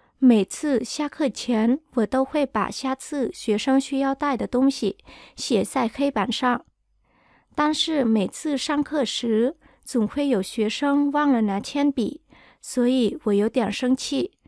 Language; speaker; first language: Chinese; non-native, fluent; Vietnamese